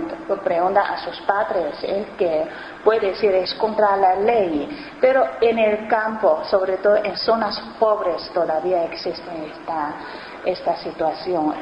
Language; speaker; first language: Spanish; non-native, learner; Chinese